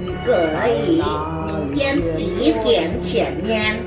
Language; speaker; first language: Chinese; non-native, learner; Indonesian